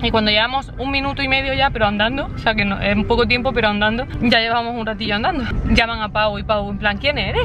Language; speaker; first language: Spanish; native; Spanish